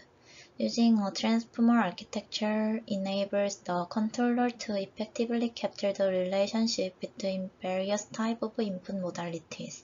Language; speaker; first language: English; non-native, fluent; Korean